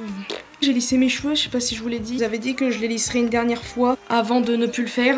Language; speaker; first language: French; native; French